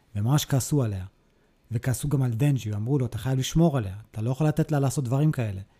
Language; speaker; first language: Hebrew; early bilingual, other home language; English